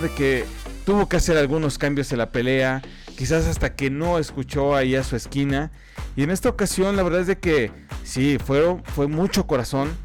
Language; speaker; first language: Spanish; native; Spanish